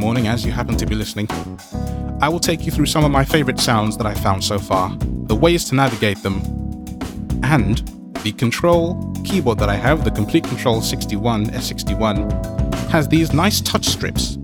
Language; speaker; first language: English; native; English